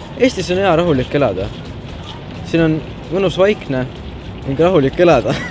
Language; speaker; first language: Estonian; native; Estonian